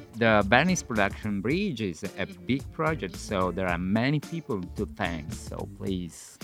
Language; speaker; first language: English; non-native, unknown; Italian